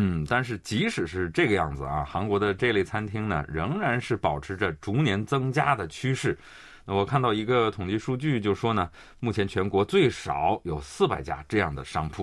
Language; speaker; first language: Chinese; native; Chinese